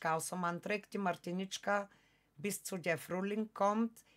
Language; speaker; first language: German; non-native, fluent; Bulgarian